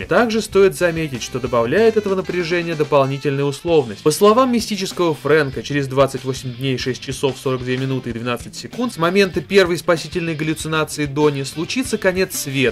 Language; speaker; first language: Russian; native; Russian